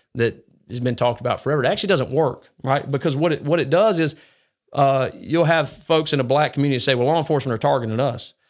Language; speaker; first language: English; native; English